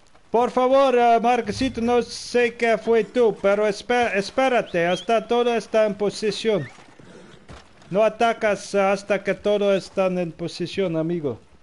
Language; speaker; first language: Spanish; non-native, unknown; Dutch